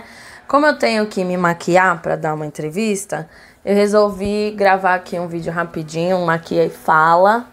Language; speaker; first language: Portuguese; native; Portuguese